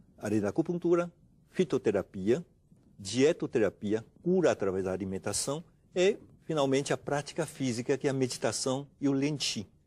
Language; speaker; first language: Portuguese; non-native, fluent; Chinese